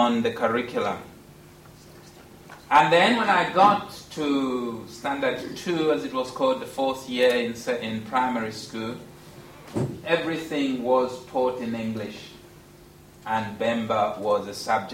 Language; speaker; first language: English; non-native, local second language; Bemba